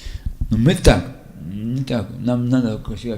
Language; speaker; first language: Russian; non-native, local second language; Lithuanian